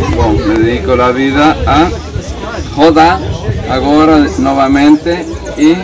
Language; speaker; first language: Portuguese; non-native, learner; Spanish